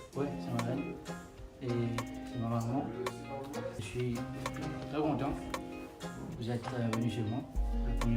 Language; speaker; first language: French; non-native, local second language; Morisyen